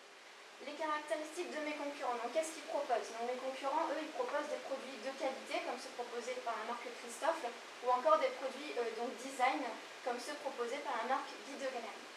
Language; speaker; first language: French; native; French